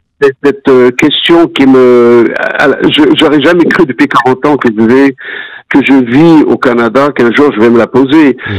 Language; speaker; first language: French; non-native, local second language; Arabic